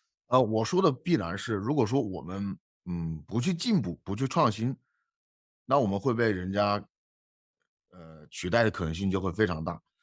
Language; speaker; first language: Chinese; native; Chinese